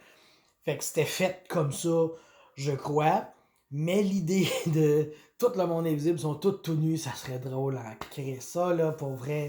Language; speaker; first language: French; native; French